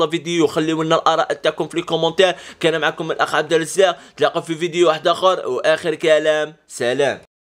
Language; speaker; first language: Arabic; native; Arabic